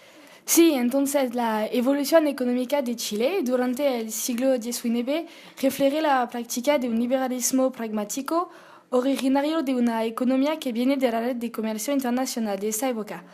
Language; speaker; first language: Spanish; non-native, learner; French